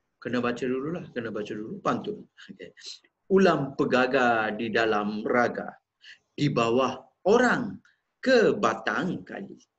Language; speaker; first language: Malay; non-native, local second language; Tamil